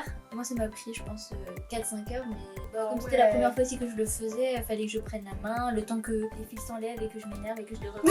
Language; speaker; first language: French; native; French